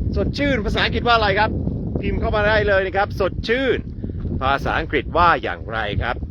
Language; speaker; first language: Thai; non-native, fluent; English